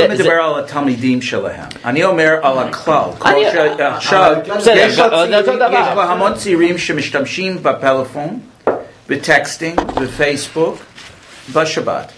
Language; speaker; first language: Hebrew; non-native, learner; English